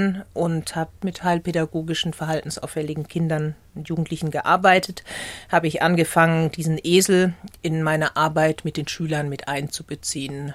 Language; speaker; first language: German; native; German